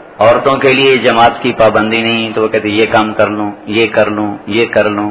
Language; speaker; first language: Urdu; non-native, local second language; Punjabi